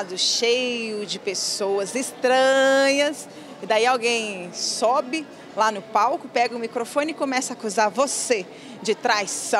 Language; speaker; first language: Portuguese; native; Portuguese